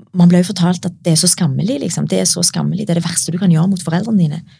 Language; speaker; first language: Norwegian; early bilingual, other home language; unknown